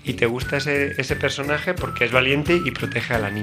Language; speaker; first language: Spanish; native; Spanish